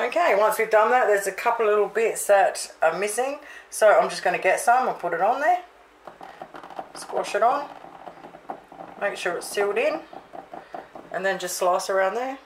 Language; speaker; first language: English; native; English